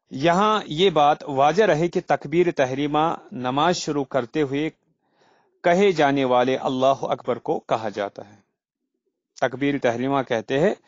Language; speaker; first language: Urdu; non-native, local second language; Kashmiri